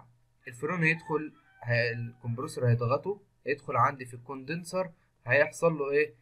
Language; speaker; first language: Arabic; native; Arabic